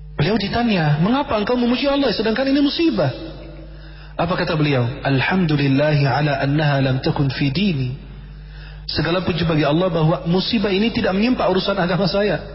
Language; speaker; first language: Indonesian; non-native, fluent; Arabic